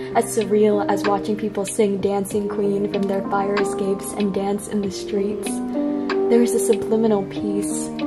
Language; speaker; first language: English; native; English